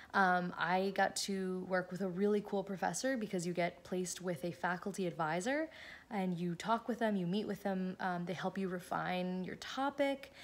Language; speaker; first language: English; native; English